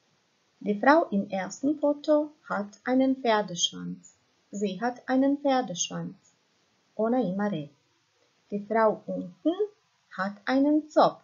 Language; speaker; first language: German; non-native, fluent; Croatian